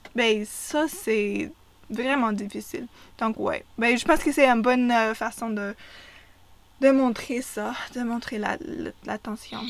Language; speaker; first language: French; non-native, fluent; English